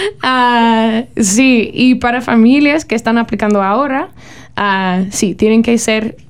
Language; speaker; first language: Spanish; non-native, learner; English